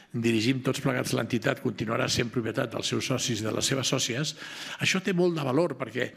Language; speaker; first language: Catalan; native; Catalan